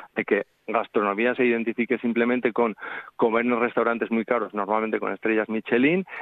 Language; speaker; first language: Spanish; native; Spanish